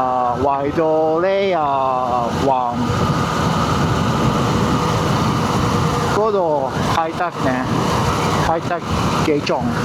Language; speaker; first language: Chinese; non-native, learner; Japanese